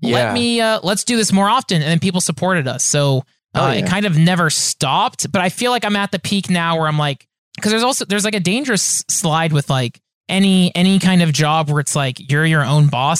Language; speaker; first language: English; native; English